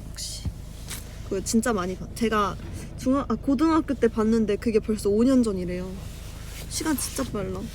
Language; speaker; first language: Korean; native; Korean